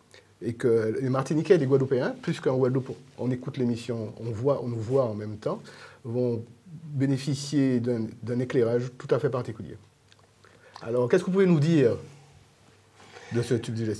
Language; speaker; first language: French; native; French